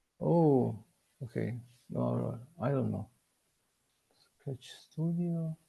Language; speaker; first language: English; non-native, learner; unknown